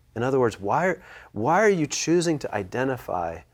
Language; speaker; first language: English; native; English